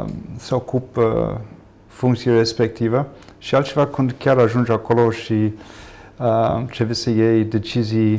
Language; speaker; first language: Romanian; non-native, fluent; English